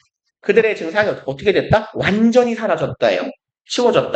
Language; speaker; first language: Korean; native; Korean